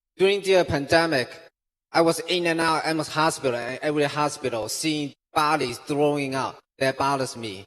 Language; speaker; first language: English; non-native, fluent; Chinese